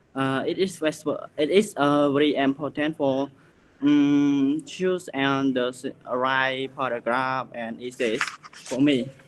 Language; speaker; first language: English; non-native, learner; Khmer